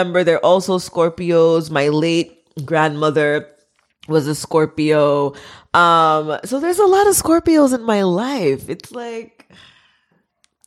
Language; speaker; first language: English; early bilingual, other home language; Haitian Creole